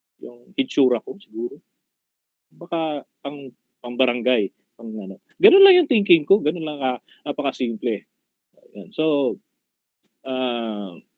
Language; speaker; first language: Filipino; non-native, local second language; Bikol